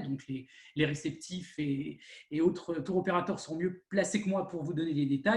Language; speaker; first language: French; native; French